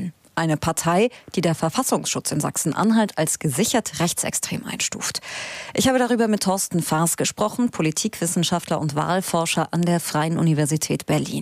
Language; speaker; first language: German; native; German